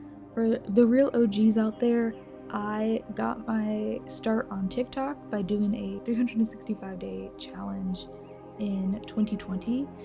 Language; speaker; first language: English; native; English